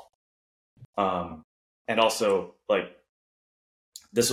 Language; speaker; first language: English; non-native, local second language; Cebuano